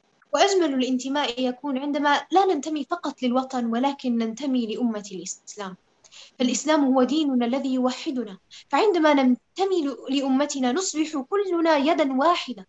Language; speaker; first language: Arabic; native; Arabic